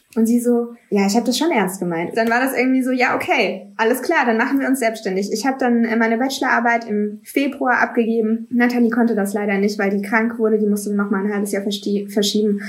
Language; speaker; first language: German; native; German